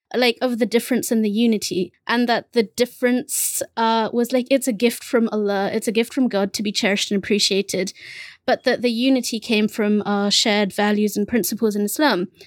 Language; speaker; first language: English; early bilingual, other home language; Bangla